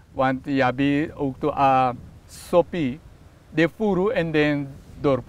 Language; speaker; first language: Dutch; non-native, local second language; Sranan Tongo